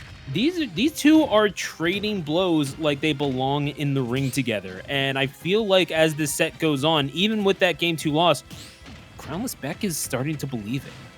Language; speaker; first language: English; native; English